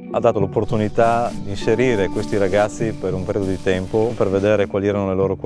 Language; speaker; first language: Italian; native; Italian